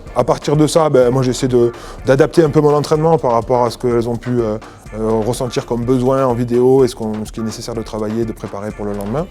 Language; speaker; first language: French; native; French